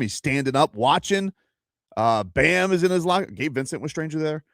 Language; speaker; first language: English; native; English